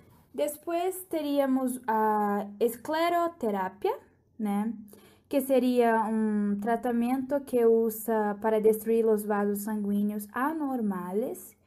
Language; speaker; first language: Portuguese; non-native, learner; Spanish